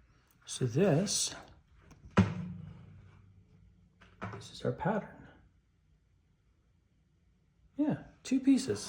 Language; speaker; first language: English; native; English